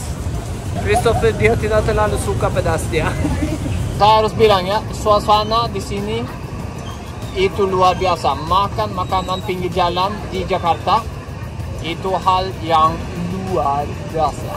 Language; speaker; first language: Indonesian; non-native, fluent; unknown